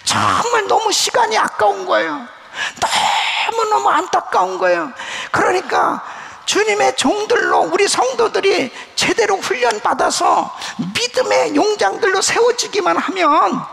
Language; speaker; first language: Korean; native; Korean